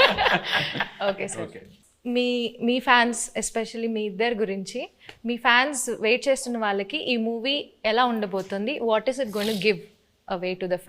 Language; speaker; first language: Telugu; native; Telugu